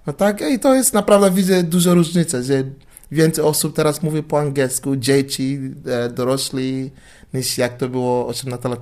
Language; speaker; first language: Polish; non-native, learner; English